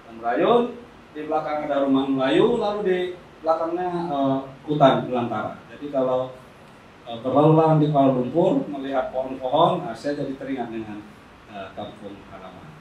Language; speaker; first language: Indonesian; non-native, local second language; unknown